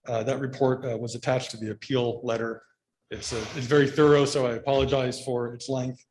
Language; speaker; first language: English; native; English